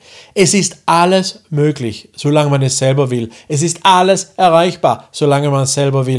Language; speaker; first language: German; native; German